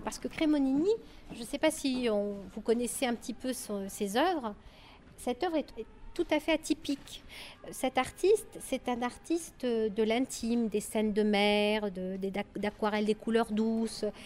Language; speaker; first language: French; native; French